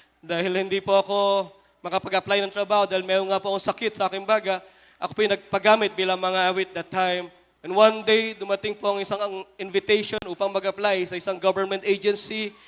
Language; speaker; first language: Filipino; native; Filipino